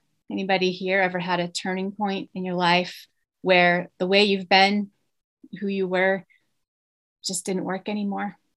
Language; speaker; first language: English; native; English